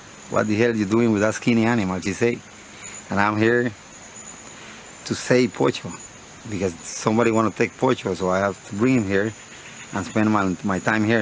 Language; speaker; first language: English; non-native, learner; Spanish